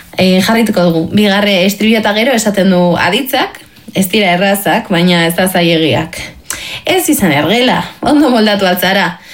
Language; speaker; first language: Basque; non-native, local second language; Spanish